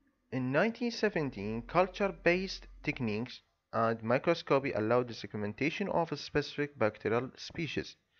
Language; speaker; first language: English; non-native, fluent; Arabic